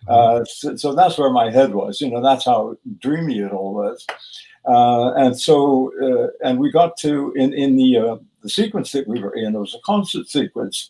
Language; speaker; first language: English; native; English